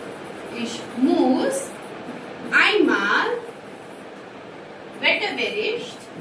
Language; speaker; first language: German; non-native, fluent; Hindi